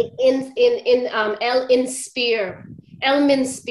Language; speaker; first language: French; non-native, fluent; English